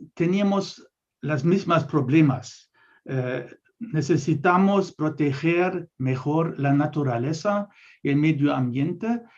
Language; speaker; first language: Spanish; non-native, fluent; German